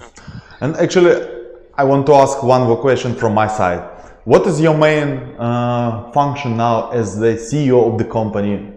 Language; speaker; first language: English; non-native, learner; Ukrainian